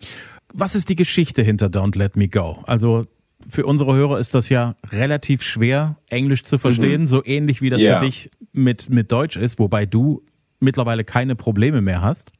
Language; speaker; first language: German; native; German